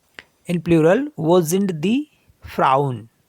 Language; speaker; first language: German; non-native, fluent; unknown